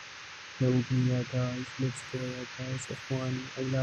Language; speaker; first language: English; non-native, learner; Arabic